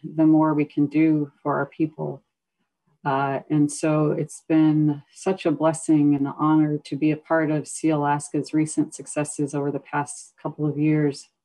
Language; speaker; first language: English; native; English